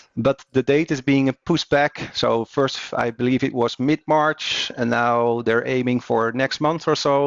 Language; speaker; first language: English; non-native, fluent; Dutch